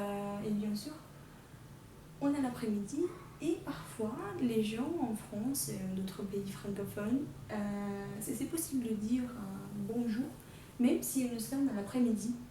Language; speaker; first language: French; non-native, fluent; Portuguese